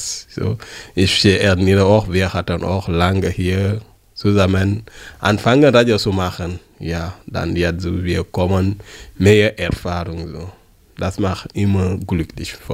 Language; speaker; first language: German; non-native, learner; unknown